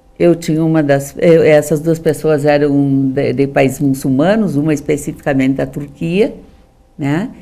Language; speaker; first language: Portuguese; native; Portuguese